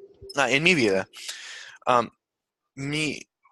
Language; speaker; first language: Spanish; non-native, fluent; English